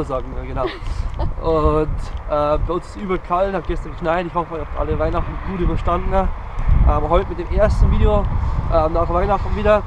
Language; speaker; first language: German; native; German